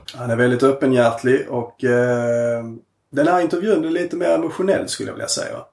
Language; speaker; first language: Swedish; native; Swedish